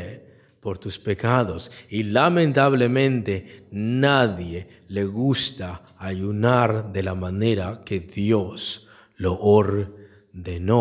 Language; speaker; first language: Spanish; native; Spanish